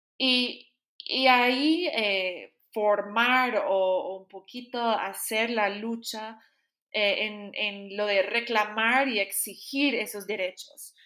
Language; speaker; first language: Spanish; non-native, fluent; English